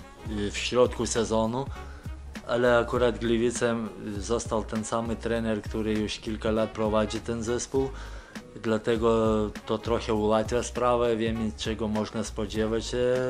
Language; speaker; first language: Polish; non-native, fluent; Lithuanian